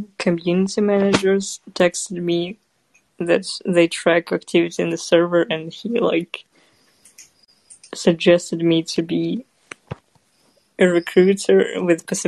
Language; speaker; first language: English; non-native, fluent; Kazakh